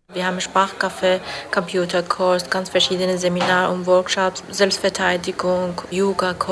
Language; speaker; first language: German; non-native, fluent; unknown